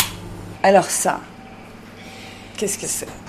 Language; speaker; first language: French; native; French